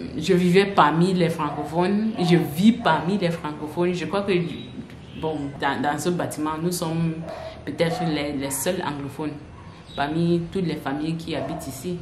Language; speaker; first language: French; non-native, local second language; English